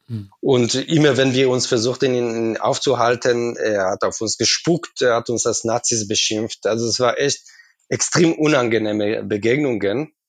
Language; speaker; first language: German; non-native, fluent; Hebrew